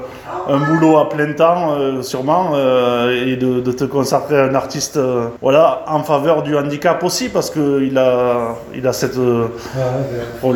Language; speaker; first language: French; native; French